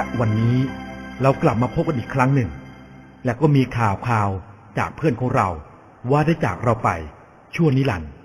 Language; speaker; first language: Thai; native; Thai